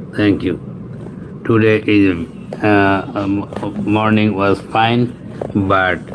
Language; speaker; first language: English; non-native, local second language; Bangla